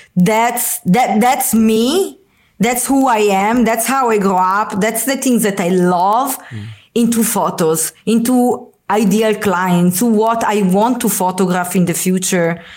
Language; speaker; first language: English; non-native, fluent; Italian